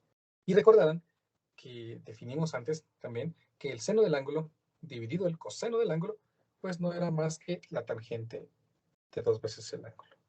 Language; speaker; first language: Spanish; native; Spanish